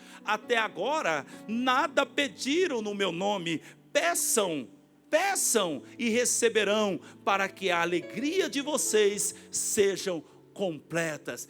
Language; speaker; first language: Portuguese; native; Portuguese